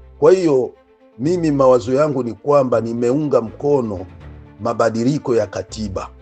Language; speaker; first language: Swahili; native; Swahili